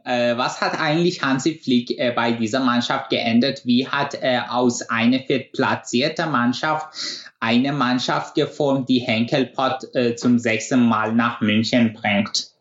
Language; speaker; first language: German; non-native, fluent; Persian